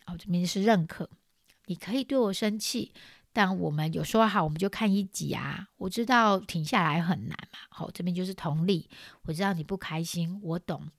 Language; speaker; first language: Chinese; native; Chinese